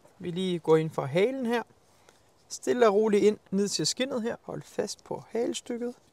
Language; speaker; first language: Danish; native; Danish